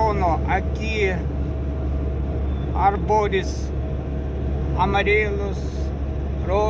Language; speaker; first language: Spanish; non-native, learner; Russian